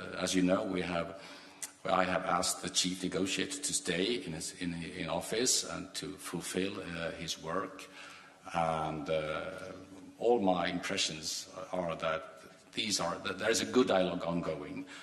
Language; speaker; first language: English; non-native, fluent; Swedish